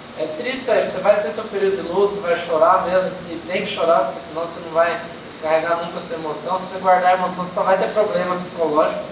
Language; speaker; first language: Portuguese; native; Portuguese